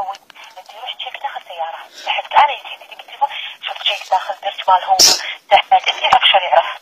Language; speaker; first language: Arabic; non-native, learner; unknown